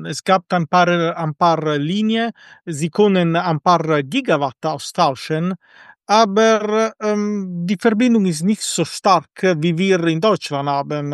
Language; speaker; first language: German; non-native, fluent; Italian